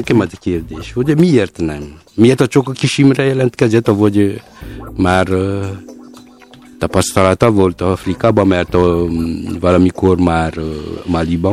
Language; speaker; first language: Hungarian; non-native, fluent; Malagasy